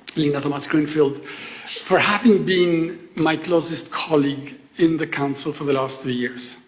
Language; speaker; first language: English; non-native, fluent; Albanian